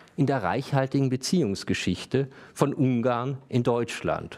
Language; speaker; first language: German; native; German